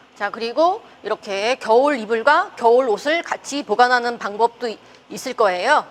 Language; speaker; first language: Korean; native; Korean